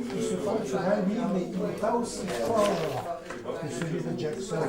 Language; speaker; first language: French; native; French